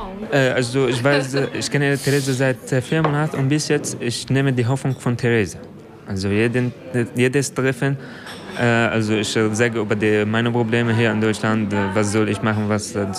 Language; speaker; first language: German; non-native, learner; Arabic